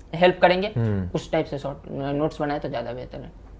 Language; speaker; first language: Hindi; native; Hindi